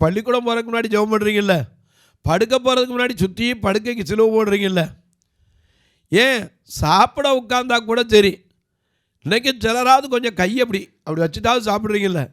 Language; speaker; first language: Tamil; native; Tamil